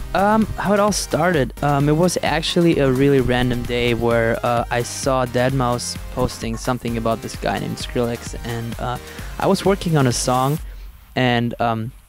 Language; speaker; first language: English; non-native, fluent; German